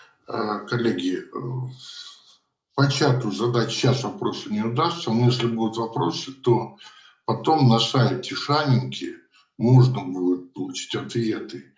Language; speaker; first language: Russian; native; Russian